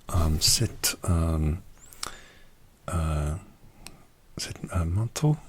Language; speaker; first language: French; non-native, learner; English